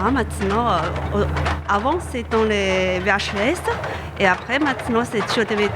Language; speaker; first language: French; non-native, fluent; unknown